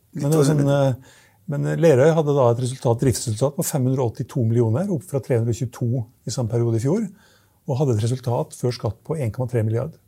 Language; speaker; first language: Norwegian; native; Norwegian